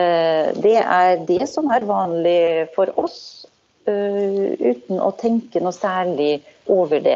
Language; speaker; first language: Norwegian; non-native, fluent; Arabic